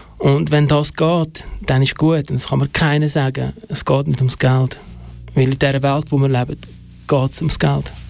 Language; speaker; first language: German; early bilingual, other home language; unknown